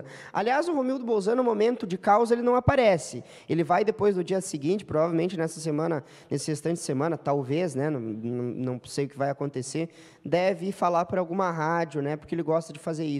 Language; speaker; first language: Portuguese; native; Portuguese